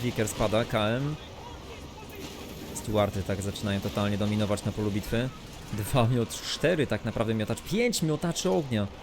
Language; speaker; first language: Polish; native; Polish